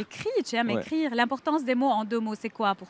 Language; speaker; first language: French; native; French